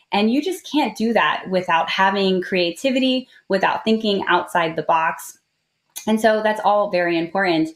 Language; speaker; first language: English; native; English